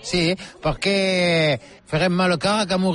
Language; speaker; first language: Catalan; non-native, learner; French